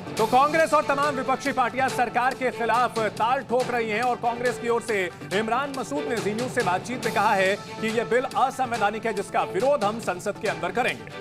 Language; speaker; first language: Hindi; native; Hindi